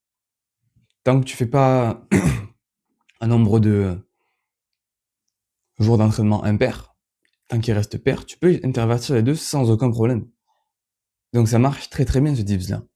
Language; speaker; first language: French; native; French